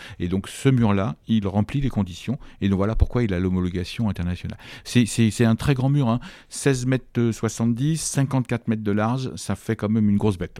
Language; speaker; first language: French; native; French